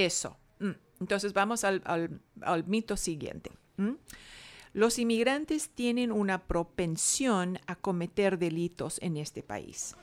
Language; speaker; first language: Spanish; non-native, fluent; English